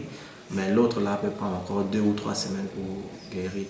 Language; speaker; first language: French; non-native, local second language; English